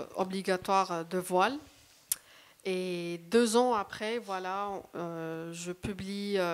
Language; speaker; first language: French; non-native, local second language; Arabic